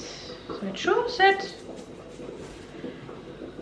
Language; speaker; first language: French; native; French